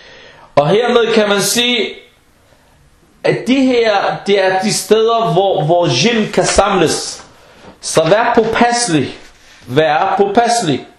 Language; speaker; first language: Danish; non-native, fluent; Arabic